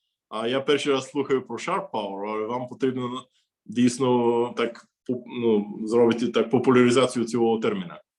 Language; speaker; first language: Ukrainian; non-native, fluent; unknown